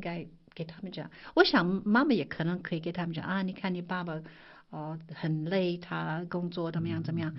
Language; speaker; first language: Chinese; non-native, fluent; English